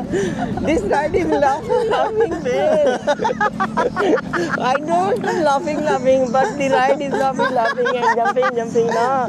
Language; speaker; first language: English; non-native, learner; Urdu